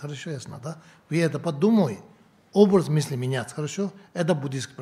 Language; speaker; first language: Russian; non-native, learner; Tibetan